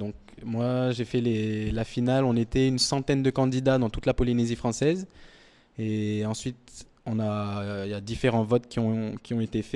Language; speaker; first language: French; native; French